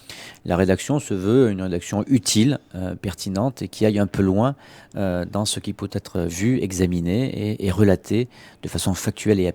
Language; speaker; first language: French; native; French